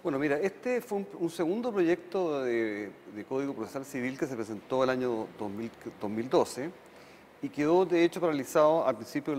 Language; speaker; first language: Spanish; native; Spanish